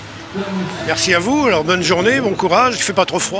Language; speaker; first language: French; native; French